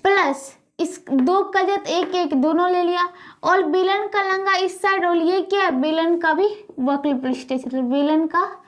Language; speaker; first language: Hindi; native; Hindi